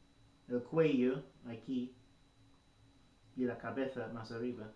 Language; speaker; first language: Spanish; non-native, learner; English